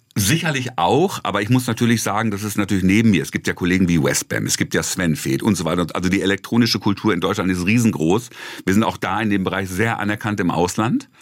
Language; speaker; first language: German; native; German